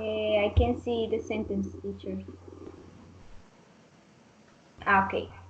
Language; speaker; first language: English; non-native, learner; Spanish